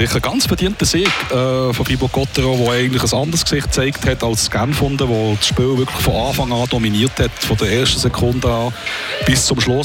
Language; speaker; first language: German; native; German